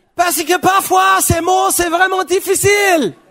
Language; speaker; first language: French; non-native, learner; English